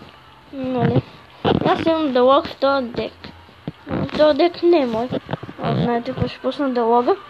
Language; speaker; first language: Bulgarian; native; Bulgarian